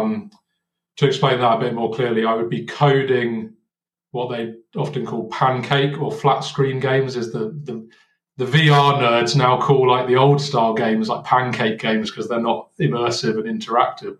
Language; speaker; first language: English; native; English